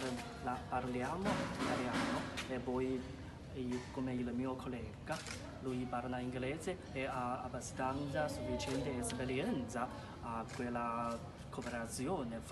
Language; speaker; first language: Italian; non-native, fluent; Chinese